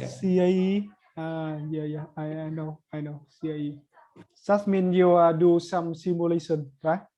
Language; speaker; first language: English; non-native, learner; Vietnamese